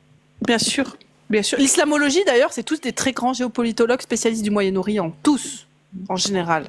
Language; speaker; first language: French; native; French